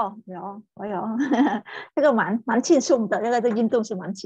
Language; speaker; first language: Chinese; non-native, fluent; Vietnamese